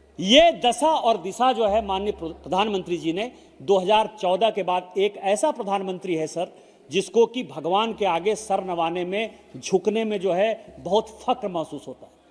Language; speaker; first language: Hindi; native; Hindi